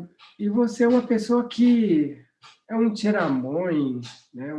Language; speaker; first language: Portuguese; non-native, local second language; Guarani